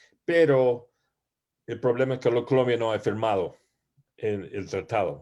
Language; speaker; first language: Spanish; non-native, learner; English